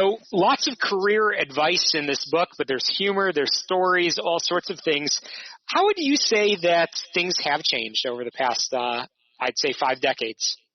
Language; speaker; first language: English; native; English